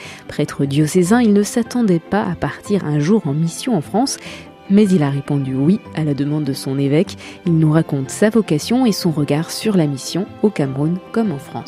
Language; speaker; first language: French; native; French